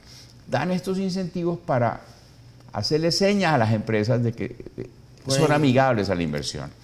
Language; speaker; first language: Spanish; native; Spanish